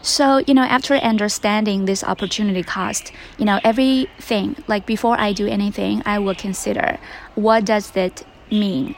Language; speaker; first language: English; non-native, fluent; Chinese